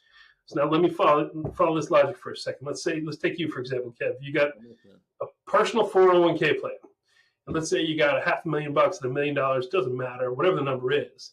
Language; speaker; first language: English; native; English